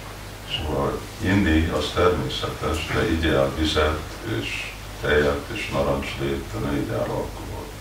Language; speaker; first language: Hungarian; early bilingual, heritage; Hungarian